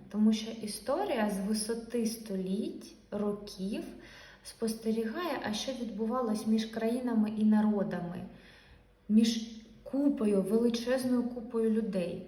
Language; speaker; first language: Ukrainian; non-native, local second language; Russian